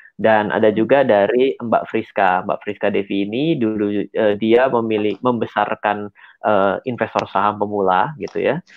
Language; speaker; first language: Indonesian; native; Indonesian